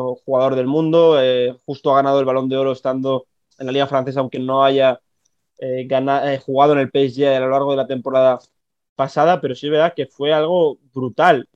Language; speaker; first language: Spanish; native; Spanish